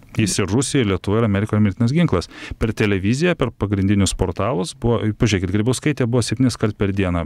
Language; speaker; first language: Lithuanian; native; Lithuanian